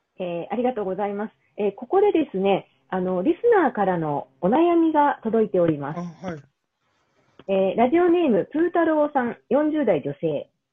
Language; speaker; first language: Japanese; native; Japanese